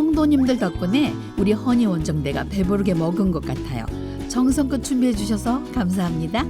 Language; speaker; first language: Korean; native; Korean